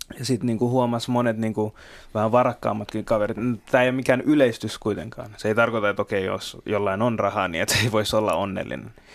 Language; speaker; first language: Finnish; early bilingual, other home language; Bangla